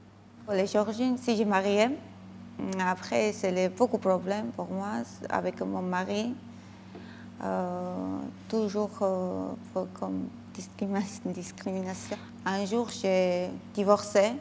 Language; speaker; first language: French; non-native, learner; Georgian